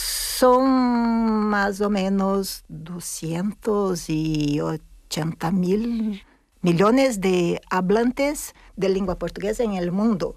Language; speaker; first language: Spanish; non-native, fluent; Portuguese